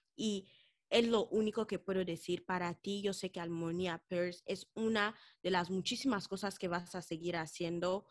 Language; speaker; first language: Spanish; non-native, local second language; Fang